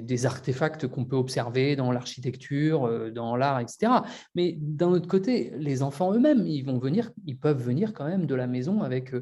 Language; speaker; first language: French; native; French